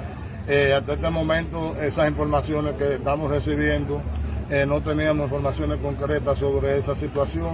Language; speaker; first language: Spanish; native; Spanish